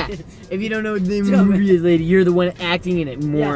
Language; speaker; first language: English; native; English